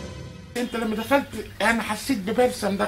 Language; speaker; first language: Arabic; native; Arabic